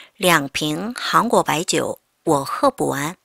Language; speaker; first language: Chinese; non-native, fluent; Korean